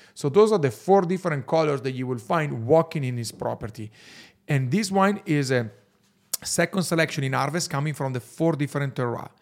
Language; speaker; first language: English; non-native, fluent; Italian